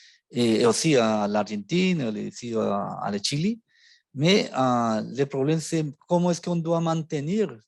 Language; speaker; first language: French; non-native, fluent; Spanish